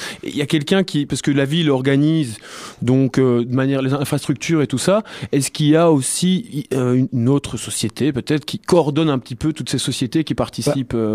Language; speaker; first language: French; native; French